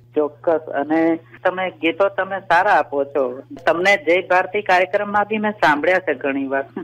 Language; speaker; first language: Gujarati; native; Gujarati